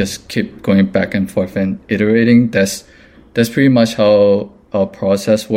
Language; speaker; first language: English; non-native, local second language; Cantonese